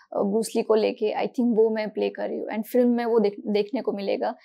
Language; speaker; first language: Hindi; non-native, local second language; Marathi